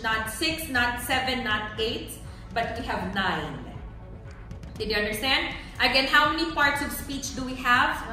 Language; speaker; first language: English; non-native, local second language; Filipino